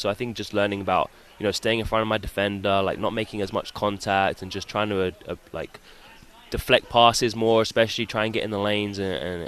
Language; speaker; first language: English; native; English